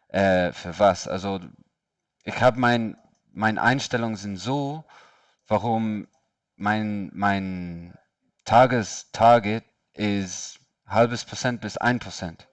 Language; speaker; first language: German; non-native, learner; English